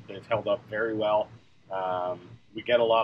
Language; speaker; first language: English; native; English